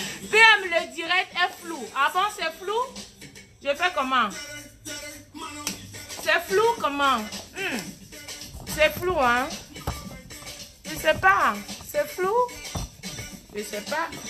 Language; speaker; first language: French; non-native, local second language; Ewe